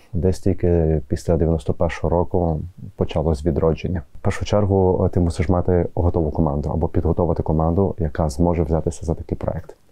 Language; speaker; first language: Ukrainian; native; Ukrainian